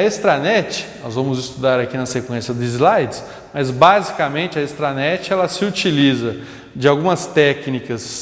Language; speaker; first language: Portuguese; native; Portuguese